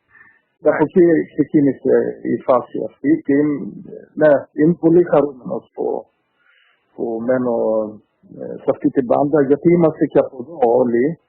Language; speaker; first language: Greek; early bilingual, heritage; Greek